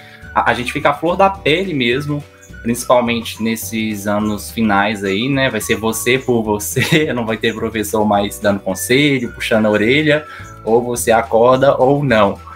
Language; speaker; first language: Portuguese; native; Portuguese